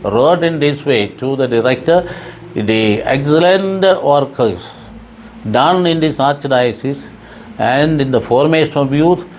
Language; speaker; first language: English; non-native, local second language; Malayalam